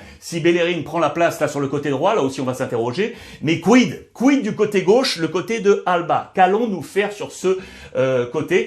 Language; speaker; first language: French; native; French